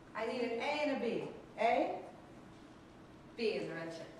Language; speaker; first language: English; native; English